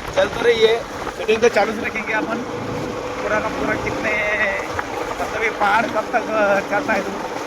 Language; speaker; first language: Hindi; non-native, local second language; Marathi